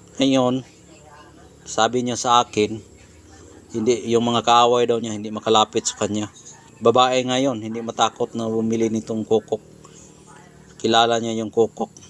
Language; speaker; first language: Filipino; non-native, local second language; Cebuano